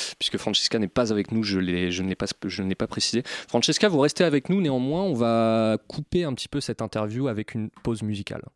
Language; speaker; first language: French; native; French